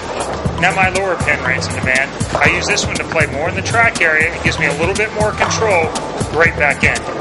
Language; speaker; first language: English; native; English